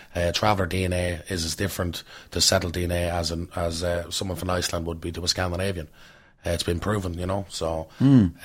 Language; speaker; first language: English; native; English